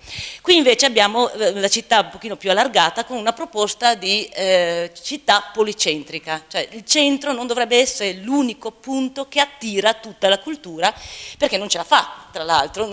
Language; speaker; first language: Italian; native; Italian